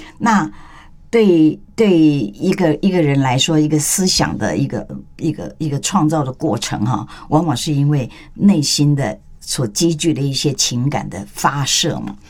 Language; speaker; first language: Chinese; native; Chinese